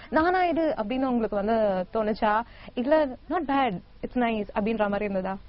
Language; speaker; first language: Tamil; native; Tamil